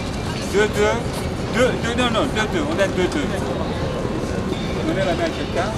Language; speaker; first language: French; native; French